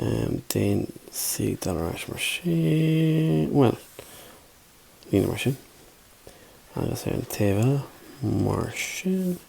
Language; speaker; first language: Irish; non-native, local second language; English